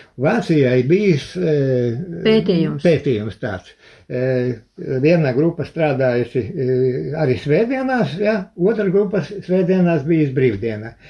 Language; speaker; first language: Latvian; native; Latvian